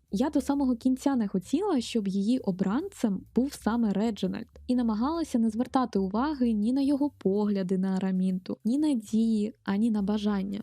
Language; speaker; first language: Ukrainian; non-native, local second language; Russian